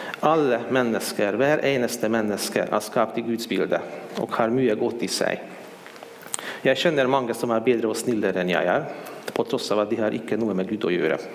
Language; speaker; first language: Swedish; non-native, fluent; Hungarian